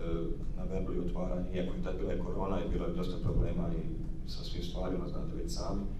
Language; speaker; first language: Croatian; native; Croatian